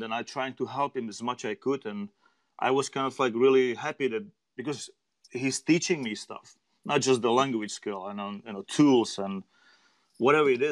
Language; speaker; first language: English; non-native, learner; Czech